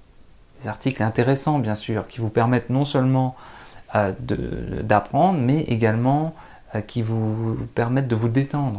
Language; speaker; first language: French; native; French